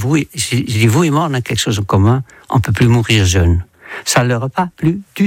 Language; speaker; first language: French; non-native, fluent; Dutch